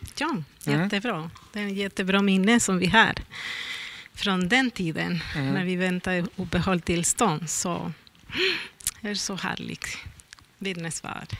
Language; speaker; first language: Swedish; non-native, learner; Spanish